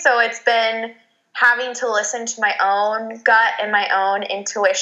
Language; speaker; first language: English; native; English